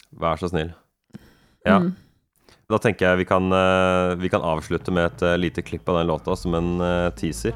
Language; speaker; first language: Norwegian; native; Norwegian